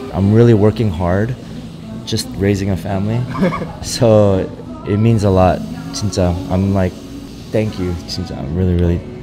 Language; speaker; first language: English; early bilingual, other home language; Korean